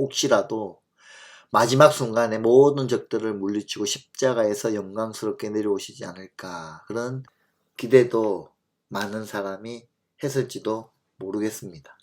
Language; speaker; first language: Korean; native; Korean